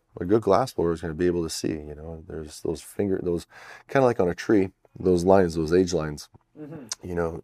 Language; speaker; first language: English; native; English